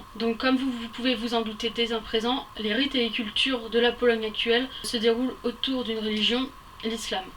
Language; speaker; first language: French; native; French